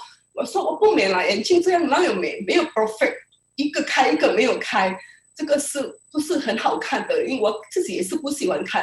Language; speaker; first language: Chinese; early bilingual, heritage; Indonesian